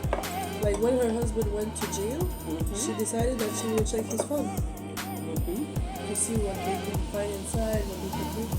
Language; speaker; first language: English; non-native, fluent; French